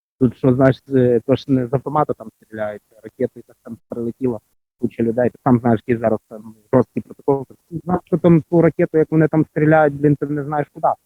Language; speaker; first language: Ukrainian; native; Ukrainian